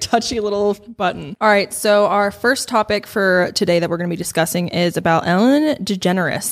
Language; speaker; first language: English; native; English